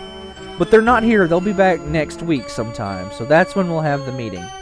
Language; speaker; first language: English; native; English